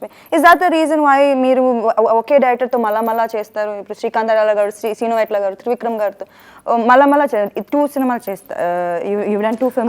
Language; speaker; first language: Telugu; non-native, fluent; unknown